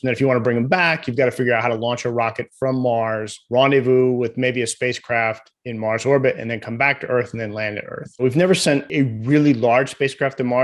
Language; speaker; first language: English; native; English